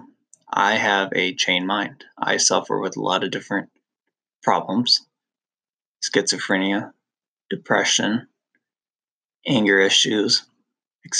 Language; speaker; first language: English; native; English